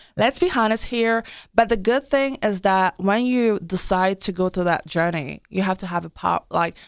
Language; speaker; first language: English; non-native, local second language; French